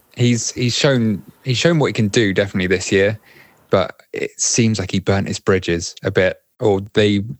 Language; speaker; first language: English; native; English